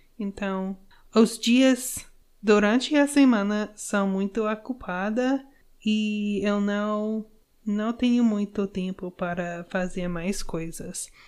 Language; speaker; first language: Portuguese; non-native, learner; English